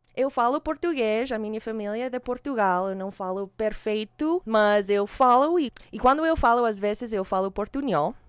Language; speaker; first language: Portuguese; early bilingual, heritage; Portuguese